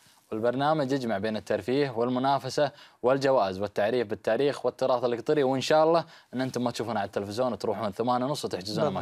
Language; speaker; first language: Arabic; native; Arabic